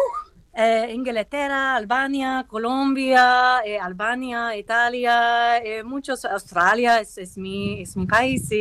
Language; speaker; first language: Spanish; non-native, learner; English